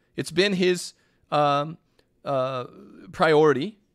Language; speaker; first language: English; native; English